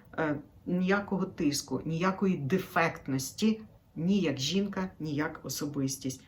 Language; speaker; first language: Ukrainian; native; Ukrainian